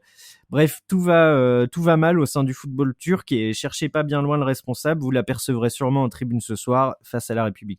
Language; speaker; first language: French; native; French